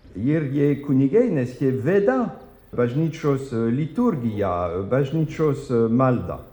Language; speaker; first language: Lithuanian; non-native, fluent; French